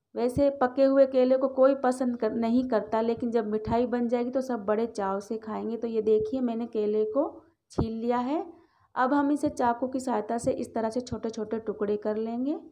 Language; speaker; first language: Hindi; native; Hindi